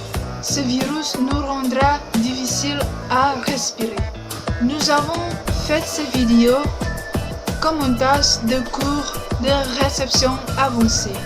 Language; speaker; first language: French; non-native, learner; Indonesian